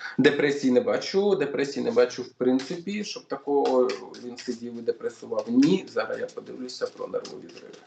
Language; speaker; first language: Ukrainian; non-native, local second language; Russian